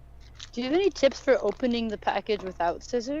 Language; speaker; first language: English; native; English